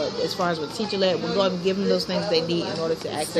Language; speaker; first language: English; native; English